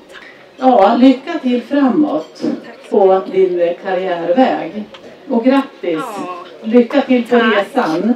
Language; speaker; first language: Swedish; native; Swedish